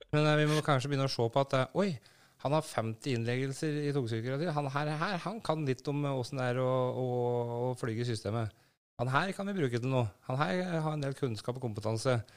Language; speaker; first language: Norwegian; native; Norwegian